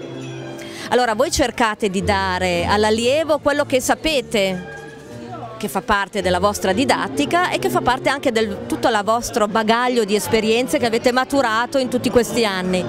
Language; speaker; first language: Italian; native; Italian